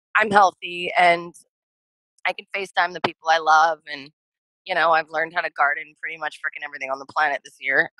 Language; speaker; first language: English; native; English